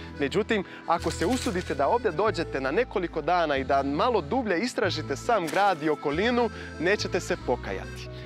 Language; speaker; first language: Serbian; non-native, fluent; Portuguese